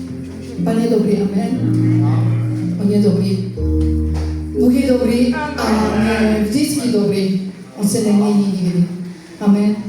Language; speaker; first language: Czech; non-native, fluent; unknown